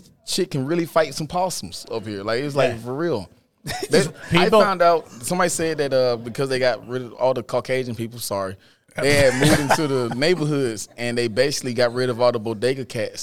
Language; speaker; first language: English; native; English